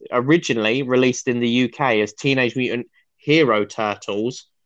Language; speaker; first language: English; native; English